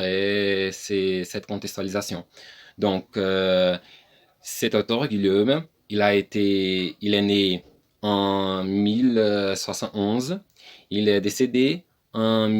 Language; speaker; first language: French; non-native, learner; Portuguese